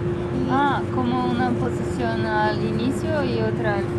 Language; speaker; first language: Spanish; non-native, fluent; Portuguese